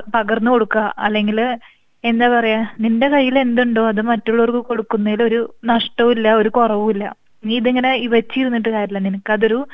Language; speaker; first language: Malayalam; native; Malayalam